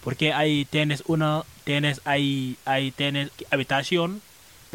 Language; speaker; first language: Spanish; non-native, learner; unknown